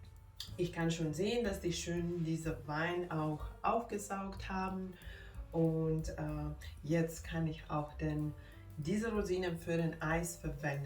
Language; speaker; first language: German; non-native, fluent; Finnish